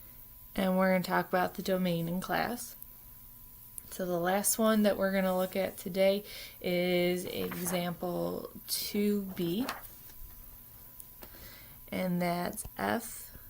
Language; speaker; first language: English; native; English